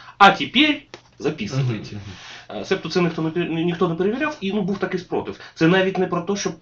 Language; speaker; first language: Ukrainian; non-native, local second language; Russian